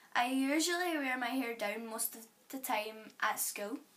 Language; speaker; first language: English; native; English